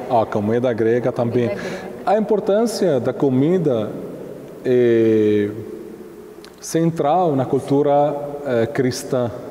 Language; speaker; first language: Portuguese; non-native, fluent; Arabic